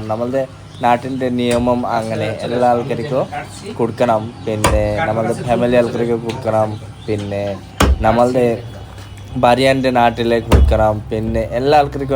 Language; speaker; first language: Malayalam; non-native, learner; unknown